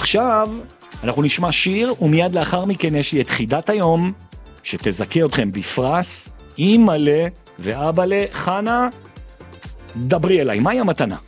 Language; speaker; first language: Hebrew; native; Hebrew